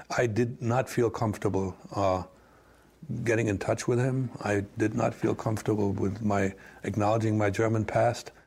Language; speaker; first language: English; non-native, fluent; German